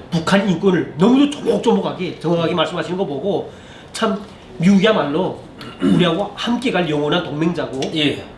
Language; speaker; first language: Korean; native; Korean